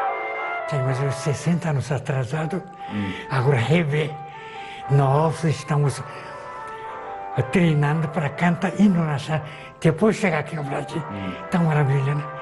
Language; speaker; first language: Portuguese; non-native, fluent; Korean